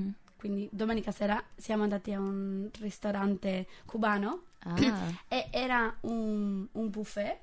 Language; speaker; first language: Italian; non-native, fluent; English